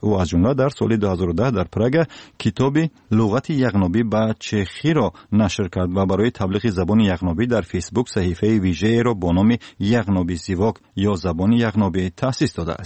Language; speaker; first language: Tajik; native; Tajik